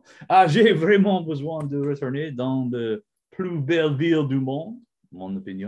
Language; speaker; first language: French; non-native, learner; English